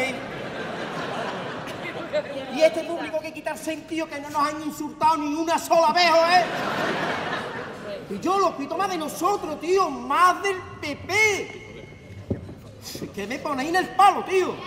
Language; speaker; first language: Spanish; native; Spanish